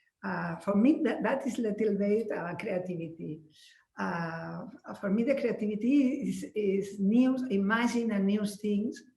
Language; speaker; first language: English; non-native, learner; Spanish